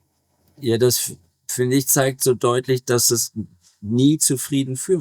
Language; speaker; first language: German; native; German